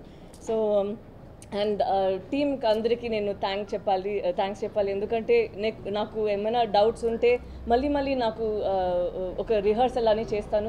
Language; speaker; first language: Telugu; non-native, fluent; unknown